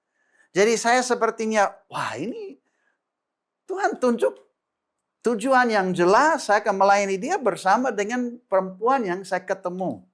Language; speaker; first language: Indonesian; non-native, fluent; English